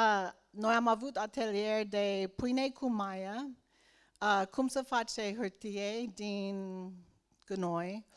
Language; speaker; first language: Romanian; non-native, learner; English